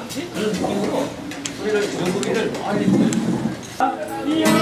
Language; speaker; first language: Korean; native; Korean